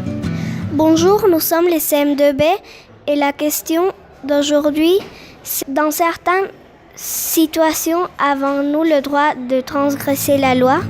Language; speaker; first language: French; non-native, learner; Spanish